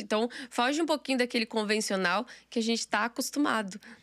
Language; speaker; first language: Portuguese; native; Portuguese